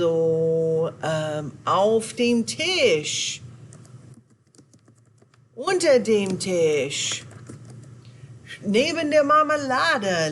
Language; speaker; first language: German; non-native, fluent; English